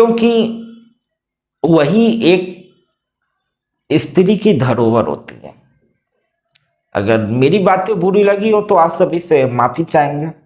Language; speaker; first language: Hindi; native; Hindi